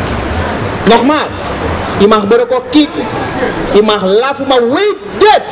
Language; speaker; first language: Dutch; non-native, local second language; Sranan Tongo